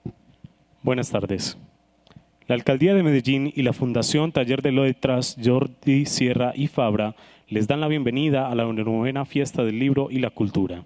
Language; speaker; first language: Spanish; native; Spanish